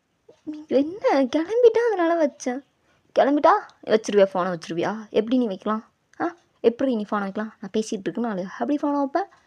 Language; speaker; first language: Tamil; native; Tamil